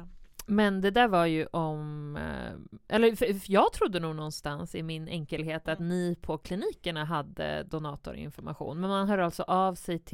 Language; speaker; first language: Swedish; native; Swedish